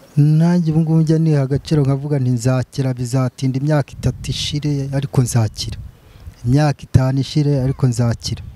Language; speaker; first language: Kinyarwanda; native; Kinyarwanda